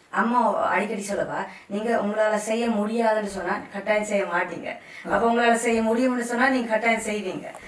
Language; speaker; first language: Tamil; early bilingual, heritage; Tamil